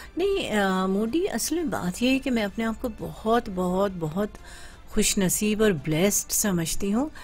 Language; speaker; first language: Urdu; native; Urdu